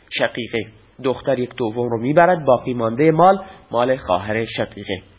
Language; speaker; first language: Persian; non-native, local second language; Baluchi